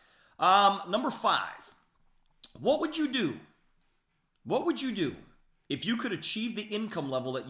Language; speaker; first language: English; native; English